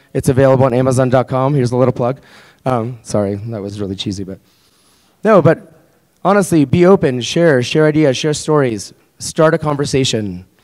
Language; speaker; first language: English; early bilingual, other home language; Spanish